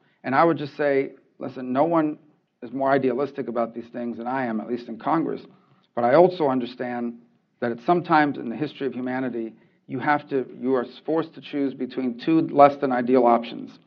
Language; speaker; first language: English; early bilingual, other home language; Spanish